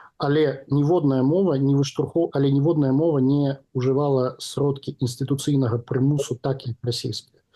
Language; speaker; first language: Belarusian; non-native, local second language; Russian